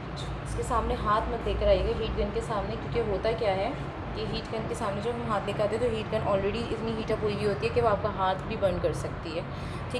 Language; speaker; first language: Hindi; native; Hindi